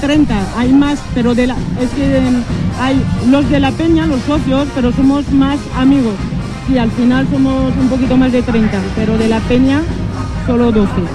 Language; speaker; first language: Spanish; non-native, fluent; French